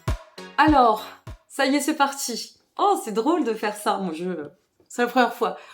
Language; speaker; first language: French; native; French